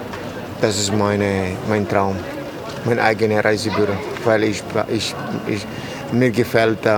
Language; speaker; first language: German; non-native, learner; Spanish